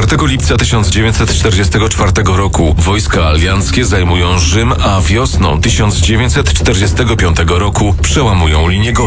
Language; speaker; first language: Polish; native; Polish